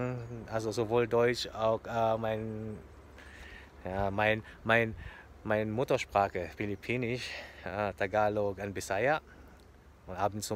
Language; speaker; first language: German; non-native, fluent; Filipino